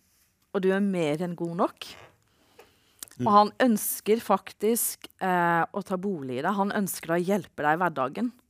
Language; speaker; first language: Norwegian; native; Norwegian